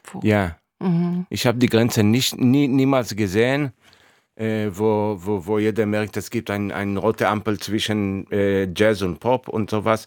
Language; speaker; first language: German; non-native, fluent; Hebrew